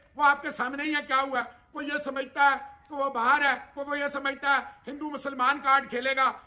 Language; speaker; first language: Urdu; native; Urdu